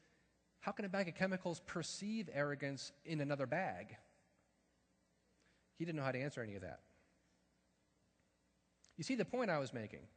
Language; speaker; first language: English; native; English